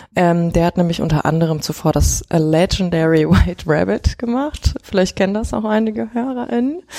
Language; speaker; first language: German; early bilingual, heritage; Chinese